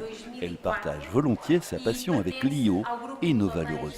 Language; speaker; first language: French; native; French